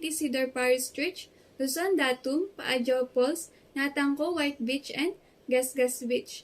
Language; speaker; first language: English; non-native, local second language; Filipino